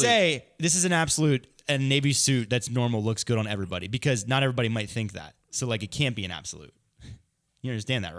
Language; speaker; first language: English; native; English